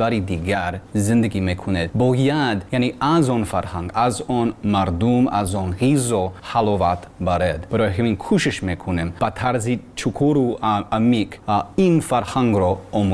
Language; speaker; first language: Tajik; non-native, learner; English